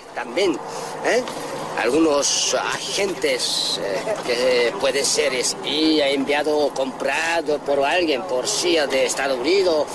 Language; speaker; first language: Spanish; non-native, fluent; Korean